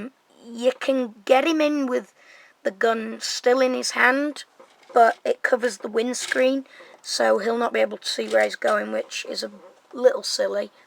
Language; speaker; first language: English; native; English